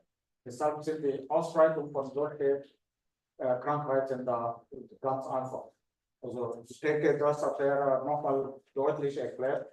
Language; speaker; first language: German; non-native, fluent; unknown